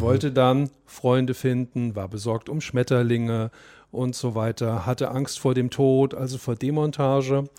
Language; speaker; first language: German; native; German